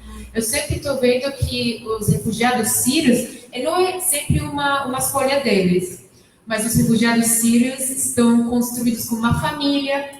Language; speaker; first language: Portuguese; non-native, fluent; Arabic